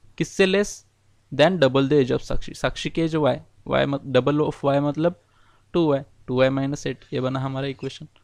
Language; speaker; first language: Hindi; non-native, local second language; Marathi